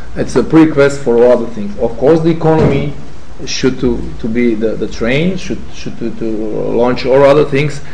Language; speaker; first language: English; non-native, fluent; Serbian